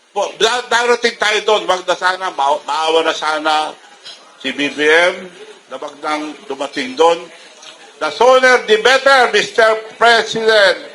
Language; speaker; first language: Filipino; non-native, local second language; Iloko